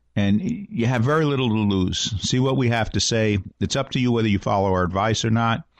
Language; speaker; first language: English; native; English